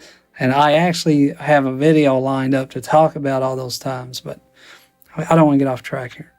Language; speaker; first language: English; native; English